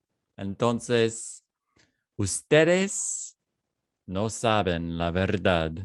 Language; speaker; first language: Spanish; non-native, fluent; English